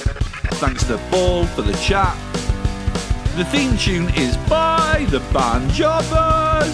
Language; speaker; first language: English; native; English